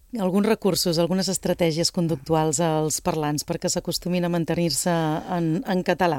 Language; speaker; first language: Catalan; native; Catalan